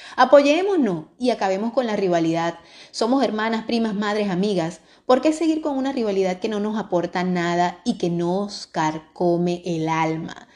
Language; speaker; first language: Spanish; native; Spanish